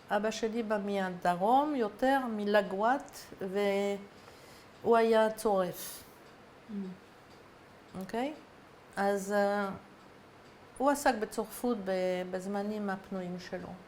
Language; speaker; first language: Hebrew; non-native, fluent; French